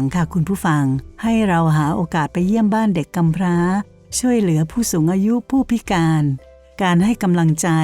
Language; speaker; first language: Thai; native; Thai